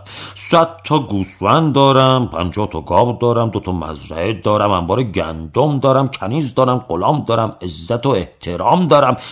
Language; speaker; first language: Persian; native; Persian